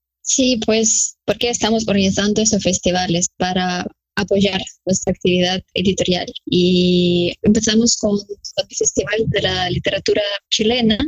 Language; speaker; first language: Spanish; non-native, fluent; Ukrainian